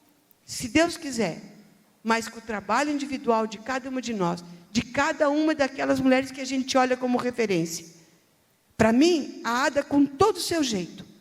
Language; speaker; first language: Portuguese; native; Portuguese